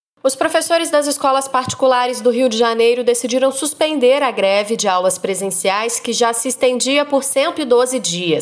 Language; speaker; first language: Portuguese; native; Portuguese